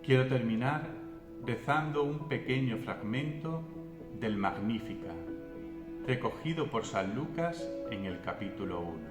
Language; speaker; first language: Spanish; native; Spanish